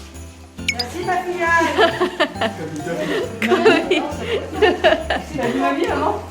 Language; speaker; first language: French; native; French